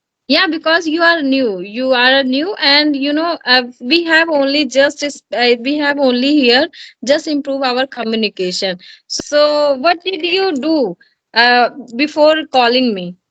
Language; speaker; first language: English; non-native, learner; Hindi